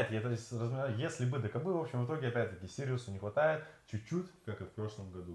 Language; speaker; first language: Russian; native; Russian